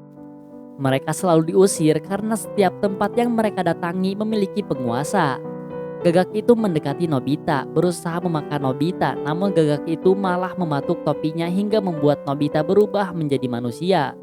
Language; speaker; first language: Indonesian; native; Indonesian